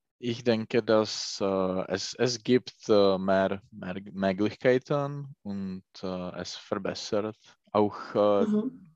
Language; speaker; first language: German; non-native, learner; Czech